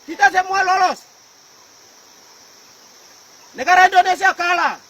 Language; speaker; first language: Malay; non-native, local second language; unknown